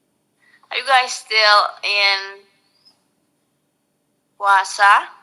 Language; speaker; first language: English; non-native, local second language; Indonesian